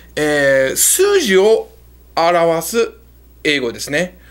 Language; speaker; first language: Japanese; early bilingual, heritage; Japanese